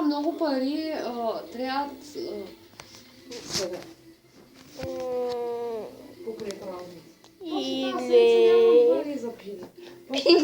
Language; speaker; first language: Bulgarian; native; Bulgarian